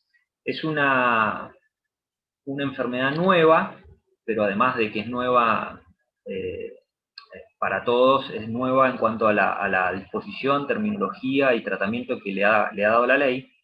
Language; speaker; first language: Spanish; native; Spanish